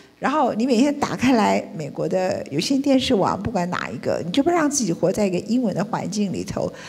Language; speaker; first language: Chinese; native; Chinese